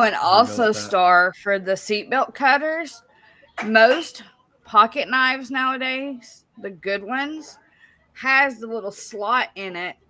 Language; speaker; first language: English; native; English